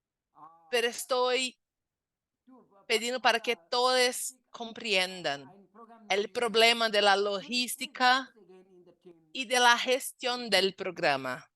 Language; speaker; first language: Spanish; non-native, fluent; Portuguese